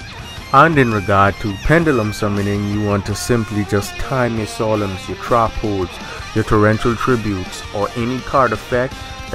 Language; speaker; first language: English; native; English